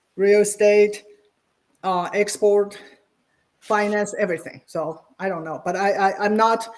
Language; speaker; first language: English; non-native, fluent; Chinese